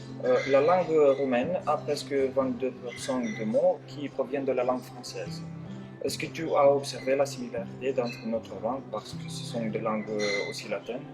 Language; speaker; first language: French; non-native, learner; Romanian